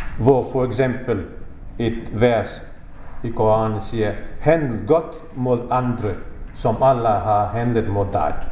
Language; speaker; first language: Danish; non-native, fluent; Bosnian